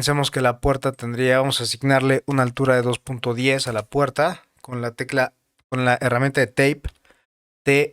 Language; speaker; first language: Spanish; native; Spanish